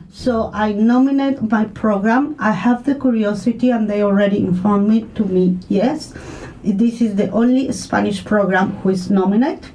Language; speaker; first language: English; non-native, learner; Spanish